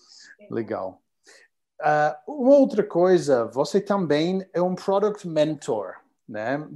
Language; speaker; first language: Portuguese; non-native, learner; English